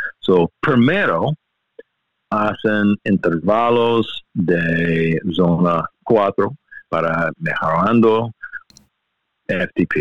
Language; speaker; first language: Spanish; non-native, learner; English